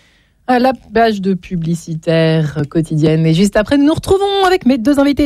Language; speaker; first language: French; native; French